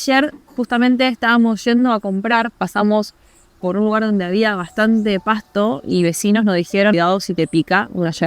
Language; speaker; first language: Spanish; native; Spanish